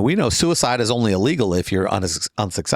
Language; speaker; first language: English; native; English